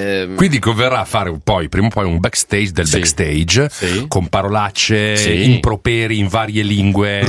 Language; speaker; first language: Italian; native; Italian